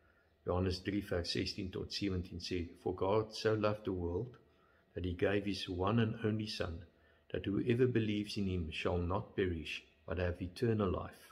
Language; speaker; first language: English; non-native, local second language; Afrikaans